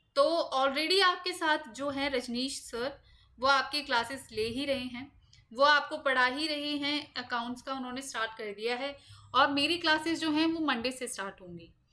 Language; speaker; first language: Hindi; native; Hindi